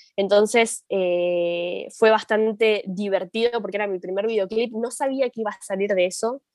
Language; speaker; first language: Spanish; native; Spanish